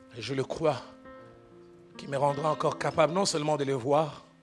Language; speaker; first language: French; non-native, local second language; Lingala